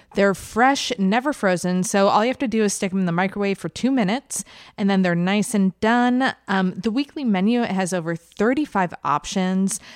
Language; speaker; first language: English; early bilingual, other home language; Persian